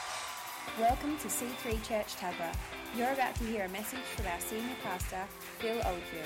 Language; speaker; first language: English; native; English